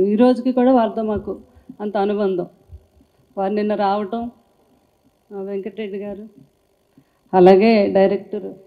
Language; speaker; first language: Telugu; native; Telugu